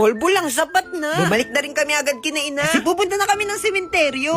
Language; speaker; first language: Filipino; native; Filipino